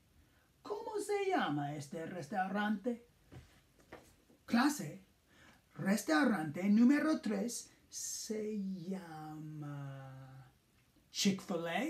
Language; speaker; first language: Spanish; non-native, fluent; English